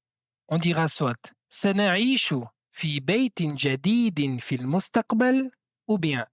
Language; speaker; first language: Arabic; non-native, fluent; French